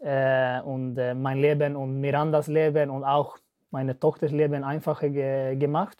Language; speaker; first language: German; non-native, learner; Swedish